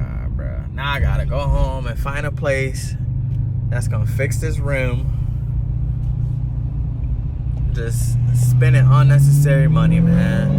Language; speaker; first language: English; native; English